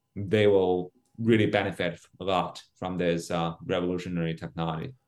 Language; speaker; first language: English; non-native, fluent; Chinese